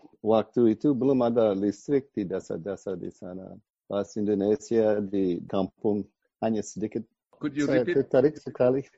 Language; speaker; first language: Indonesian; non-native, fluent; English